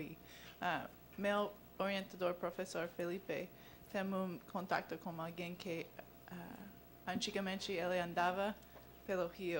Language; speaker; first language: Portuguese; non-native, learner; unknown